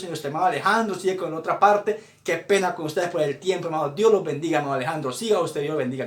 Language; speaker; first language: Spanish; native; Spanish